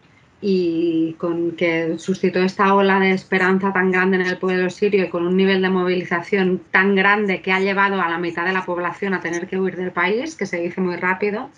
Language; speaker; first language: Spanish; native; Spanish